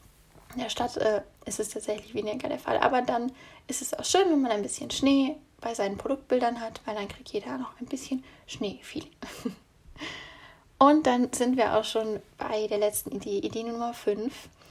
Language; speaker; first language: German; native; German